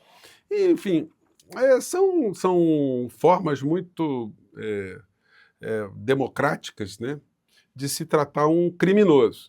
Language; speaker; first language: Portuguese; native; Portuguese